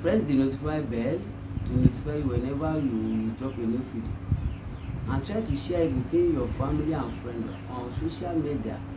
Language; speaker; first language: English; non-native, local second language; Yoruba